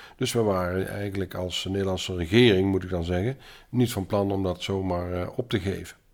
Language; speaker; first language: Dutch; native; Dutch